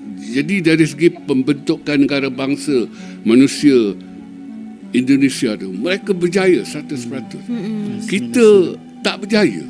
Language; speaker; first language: Malay; native; Malay